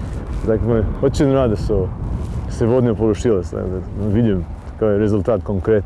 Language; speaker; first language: Russian; early bilingual, heritage; Russian